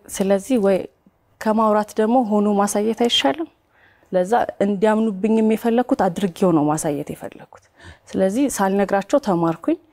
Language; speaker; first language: Amharic; native; Amharic